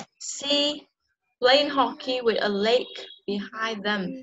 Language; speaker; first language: English; non-native, learner; Vietnamese